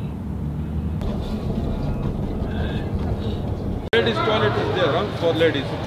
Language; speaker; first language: English; non-native, learner; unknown